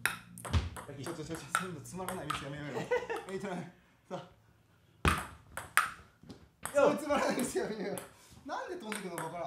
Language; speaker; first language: Japanese; native; Japanese